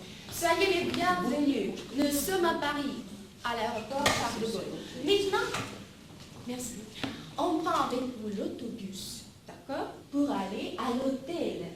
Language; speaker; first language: French; non-native, fluent; Russian